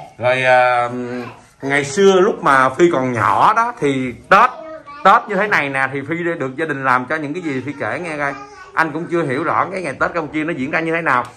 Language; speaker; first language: Vietnamese; native; Vietnamese